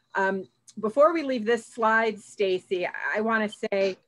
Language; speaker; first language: English; native; English